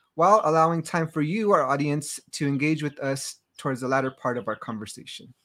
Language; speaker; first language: English; native; English